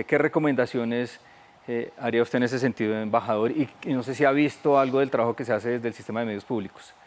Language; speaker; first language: Spanish; native; Spanish